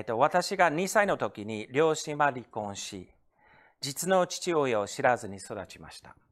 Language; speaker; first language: Japanese; non-native, fluent; English